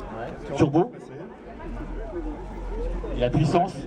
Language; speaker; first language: French; native; French